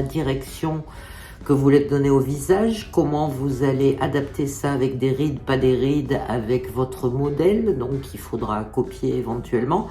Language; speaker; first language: French; native; French